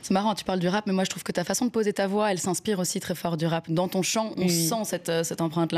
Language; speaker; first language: French; native; French